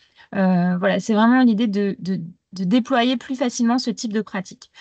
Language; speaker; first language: French; native; French